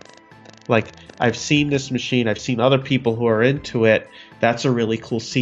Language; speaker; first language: English; native; English